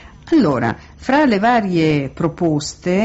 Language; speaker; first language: Italian; native; Italian